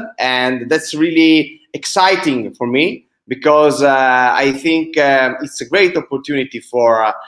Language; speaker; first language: English; non-native, fluent; Italian